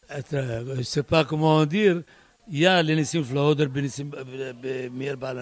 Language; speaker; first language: French; non-native, learner; Arabic